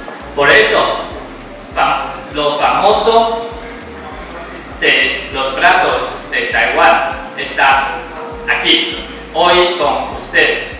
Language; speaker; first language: Spanish; non-native, fluent; Chinese